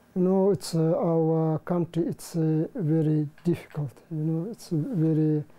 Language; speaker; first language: English; non-native, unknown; Russian